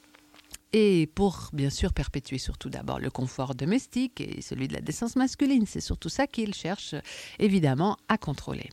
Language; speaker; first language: French; native; French